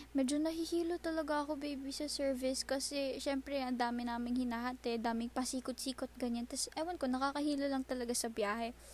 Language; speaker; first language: Filipino; native; Filipino